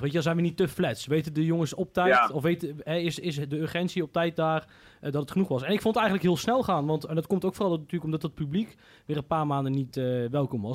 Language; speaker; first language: Dutch; native; Dutch